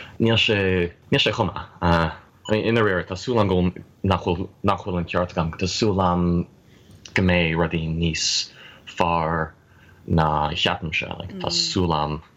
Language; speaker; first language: Irish; non-native, fluent; English